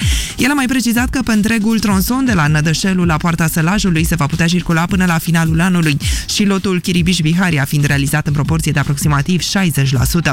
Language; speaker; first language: Romanian; native; Romanian